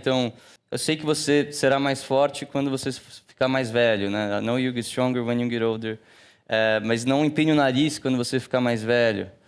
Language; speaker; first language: Portuguese; native; Portuguese